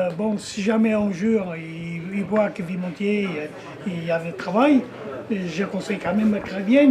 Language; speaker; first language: French; native; French